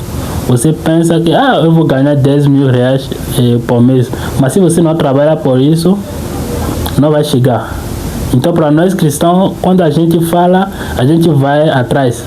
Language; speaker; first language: Portuguese; non-native, fluent; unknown